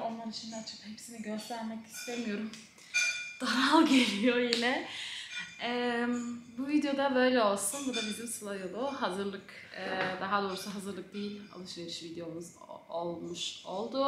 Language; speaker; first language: Turkish; native; Turkish